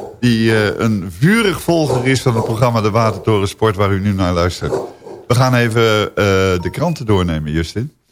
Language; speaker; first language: Dutch; native; Dutch